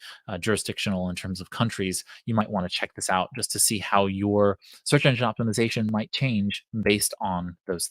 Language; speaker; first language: English; native; English